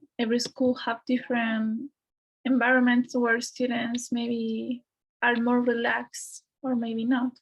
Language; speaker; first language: English; non-native, fluent; Spanish